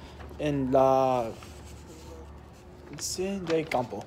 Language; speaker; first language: Spanish; non-native, learner; English